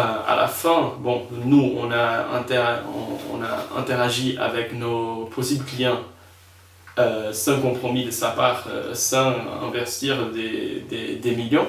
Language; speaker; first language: French; non-native, fluent; Spanish